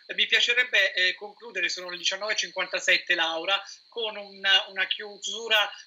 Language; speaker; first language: Italian; native; Italian